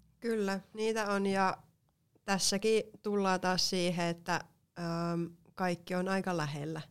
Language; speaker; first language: Finnish; native; Finnish